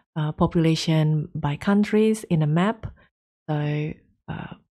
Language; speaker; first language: English; non-native, fluent; Indonesian